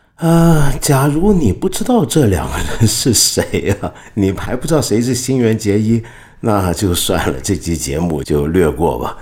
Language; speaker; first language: Chinese; non-native, local second language; Cantonese